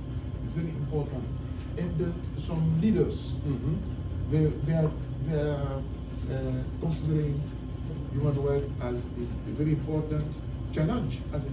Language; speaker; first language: English; non-native, learner; French